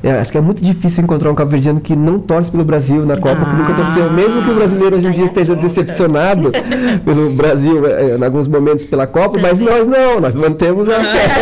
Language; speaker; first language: Portuguese; non-native, local second language; Kabuverdianu